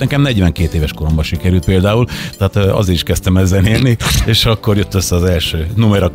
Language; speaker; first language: Hungarian; native; Hungarian